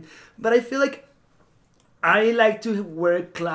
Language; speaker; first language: English; non-native, fluent; Spanish